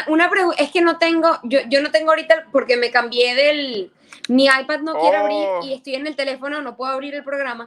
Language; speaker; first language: Spanish; native; Spanish